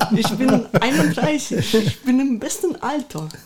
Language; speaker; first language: German; early bilingual, other home language; Russian